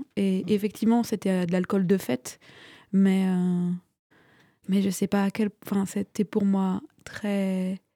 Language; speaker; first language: French; native; French